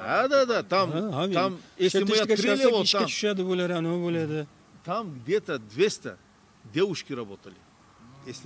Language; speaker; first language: Russian; non-native, learner; Turkish